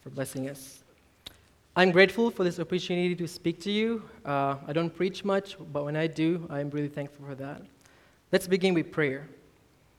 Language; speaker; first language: English; non-native, local second language; Tamil